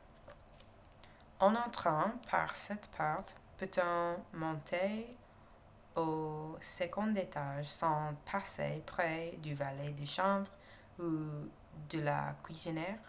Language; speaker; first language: French; non-native, learner; English